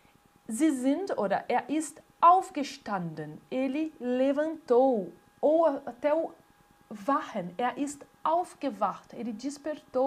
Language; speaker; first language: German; non-native, fluent; Portuguese